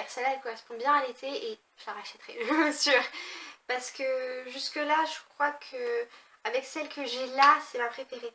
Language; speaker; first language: French; native; French